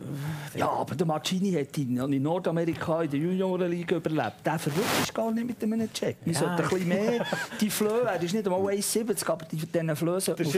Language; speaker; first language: German; native; German